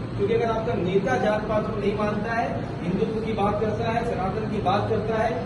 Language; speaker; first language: Hindi; native; Hindi